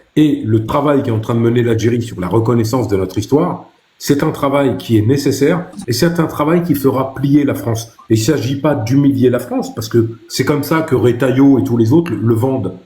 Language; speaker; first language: French; early bilingual, other home language; Arabic